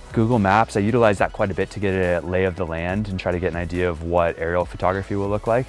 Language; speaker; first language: English; native; English